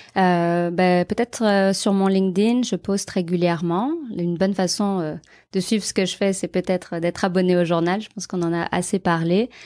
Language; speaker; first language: French; native; French